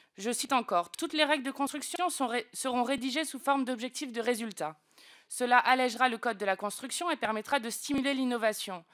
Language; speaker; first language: French; native; French